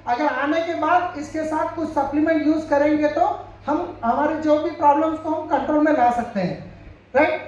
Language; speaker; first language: Hindi; non-native, local second language; Telugu